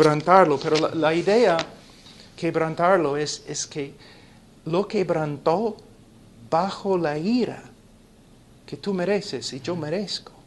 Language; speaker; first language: Spanish; non-native, fluent; English